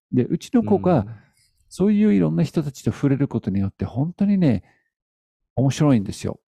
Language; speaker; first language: Japanese; non-native, fluent; English